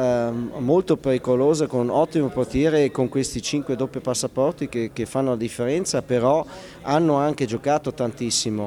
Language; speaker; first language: Italian; non-native, local second language; German